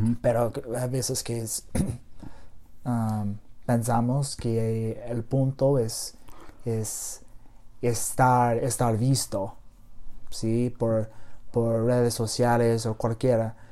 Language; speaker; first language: Spanish; non-native, learner; English